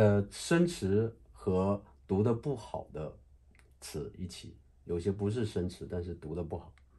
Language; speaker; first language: Chinese; native; Chinese